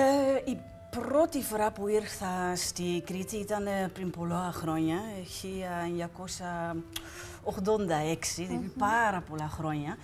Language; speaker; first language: Greek; non-native, fluent; Dutch